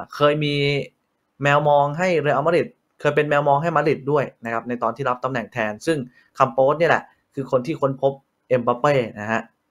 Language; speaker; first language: Thai; native; Thai